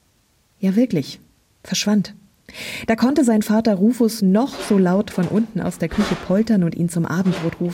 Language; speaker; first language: German; native; German